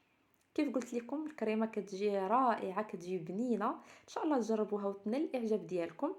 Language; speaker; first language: Arabic; native; Arabic